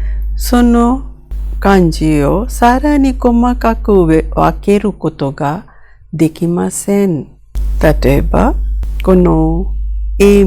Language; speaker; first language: Japanese; non-native, fluent; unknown